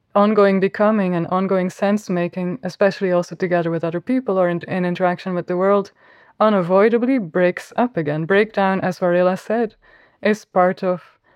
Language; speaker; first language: English; non-native, fluent; Dutch